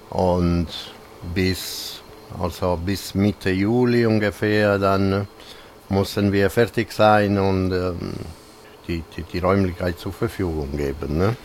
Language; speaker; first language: German; non-native, fluent; Italian